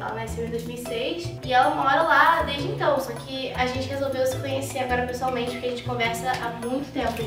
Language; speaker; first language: Portuguese; native; Portuguese